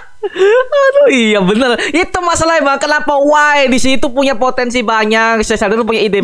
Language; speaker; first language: Indonesian; native; Indonesian